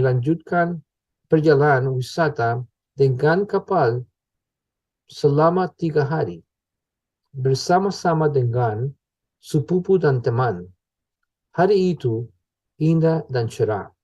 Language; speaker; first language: Indonesian; non-native, learner; English